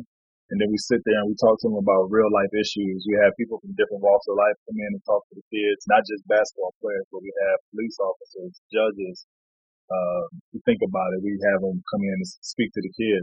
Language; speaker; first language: English; native; English